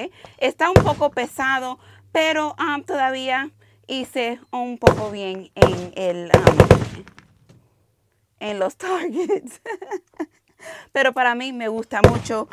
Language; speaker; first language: Spanish; non-native, learner; English